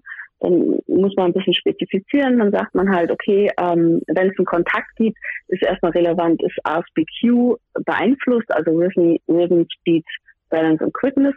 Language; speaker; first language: German; native; German